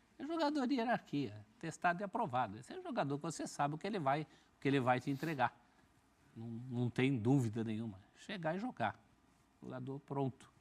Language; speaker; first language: Portuguese; native; Portuguese